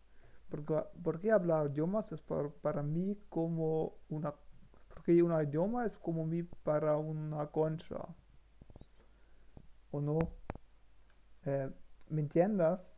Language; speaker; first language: Spanish; non-native, learner; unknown